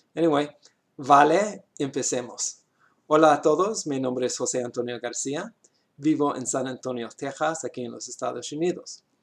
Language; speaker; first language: Spanish; non-native, learner; English